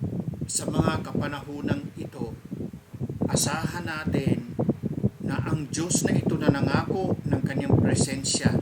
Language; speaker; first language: Filipino; native; Filipino